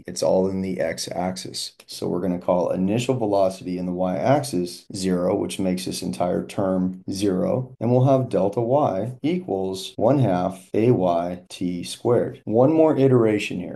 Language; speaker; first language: English; native; English